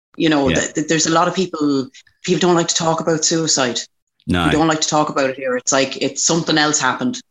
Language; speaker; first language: English; native; English